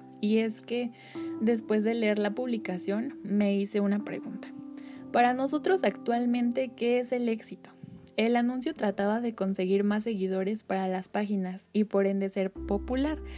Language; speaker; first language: Spanish; native; Spanish